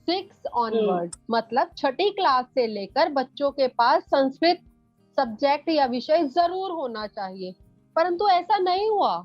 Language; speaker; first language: Hindi; native; Hindi